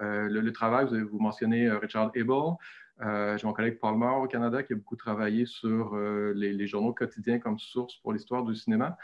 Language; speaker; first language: French; native; French